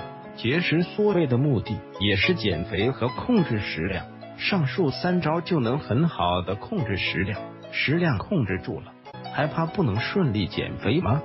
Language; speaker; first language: Chinese; native; Chinese